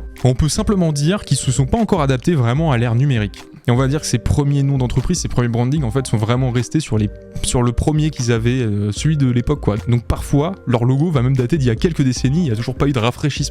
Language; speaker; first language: French; native; French